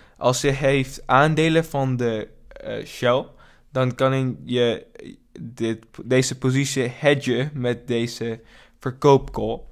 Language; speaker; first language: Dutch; non-native, learner; English